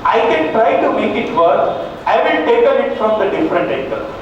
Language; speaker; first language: English; non-native, local second language; Gujarati